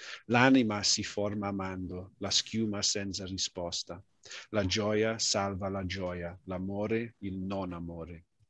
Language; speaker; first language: Italian; non-native, fluent; English